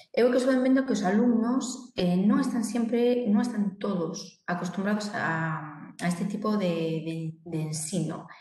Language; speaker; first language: Spanish; non-native, local second language; Galician